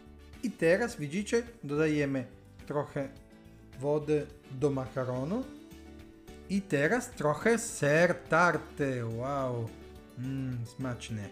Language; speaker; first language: Polish; non-native, learner; Italian